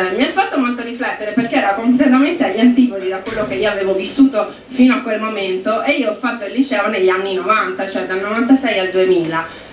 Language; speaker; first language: Italian; native; Italian